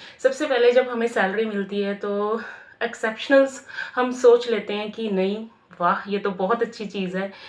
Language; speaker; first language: Hindi; native; Hindi